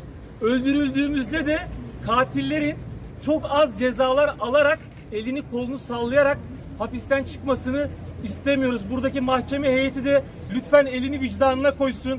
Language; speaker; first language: Turkish; native; Turkish